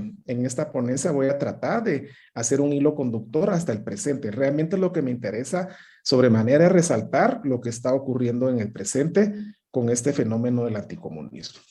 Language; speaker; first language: Spanish; native; Spanish